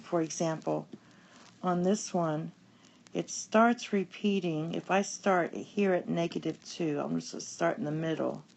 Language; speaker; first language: English; native; English